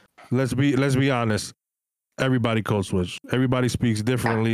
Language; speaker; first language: English; early bilingual, other home language; Spanish